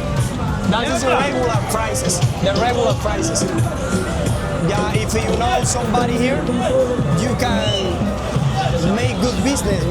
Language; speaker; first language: English; non-native, learner; Spanish